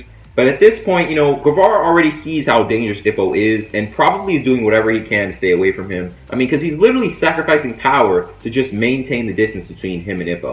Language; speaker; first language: English; native; English